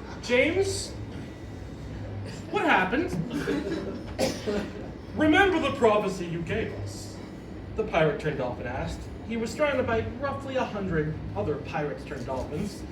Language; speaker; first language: English; native; English